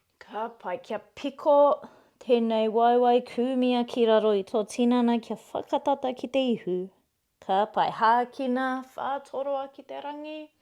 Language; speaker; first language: Māori; non-native, local second language; English